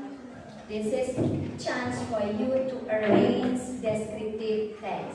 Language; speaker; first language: English; non-native, learner; Indonesian